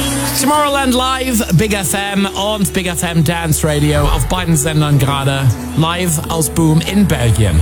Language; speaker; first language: German; native; German